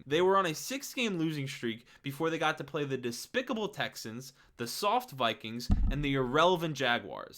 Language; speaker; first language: English; native; English